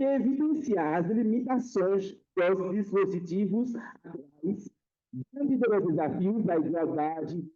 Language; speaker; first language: Portuguese; non-native, fluent; Haitian Creole